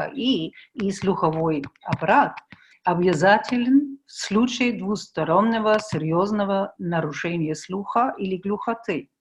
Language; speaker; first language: Russian; non-native, fluent; German